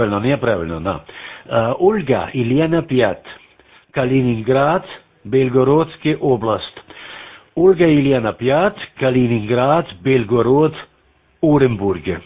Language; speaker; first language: Russian; non-native, learner; German